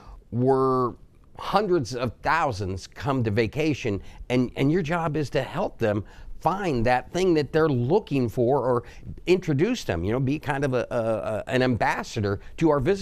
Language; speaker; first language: English; native; English